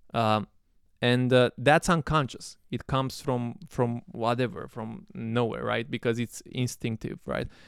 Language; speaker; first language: English; non-native, fluent; Romanian